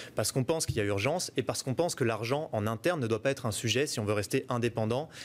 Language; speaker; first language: French; native; French